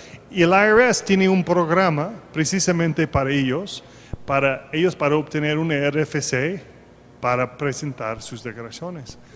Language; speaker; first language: Spanish; non-native, fluent; English